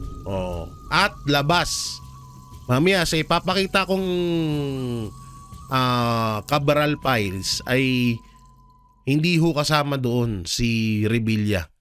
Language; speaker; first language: Filipino; native; Filipino